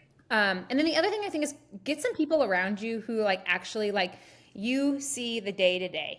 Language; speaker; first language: English; native; English